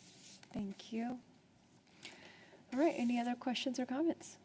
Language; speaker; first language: English; native; English